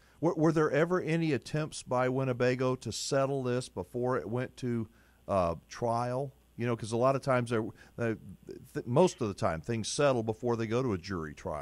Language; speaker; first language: English; native; English